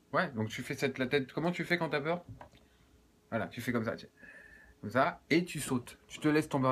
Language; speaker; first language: French; native; French